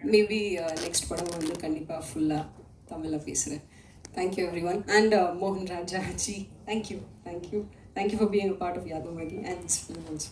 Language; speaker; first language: Tamil; non-native, learner; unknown